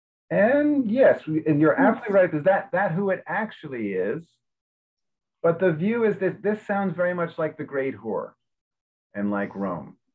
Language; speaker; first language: English; native; English